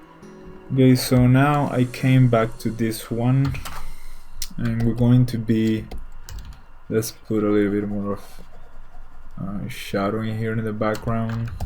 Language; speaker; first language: English; non-native, fluent; Spanish